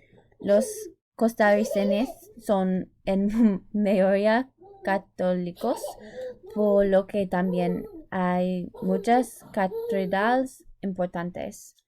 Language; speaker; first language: Spanish; non-native, learner; English